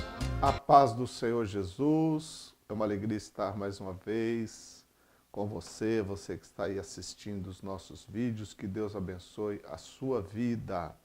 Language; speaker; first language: Portuguese; native; Portuguese